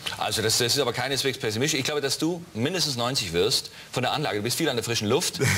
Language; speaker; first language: German; native; German